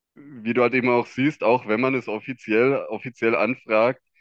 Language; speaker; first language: German; native; German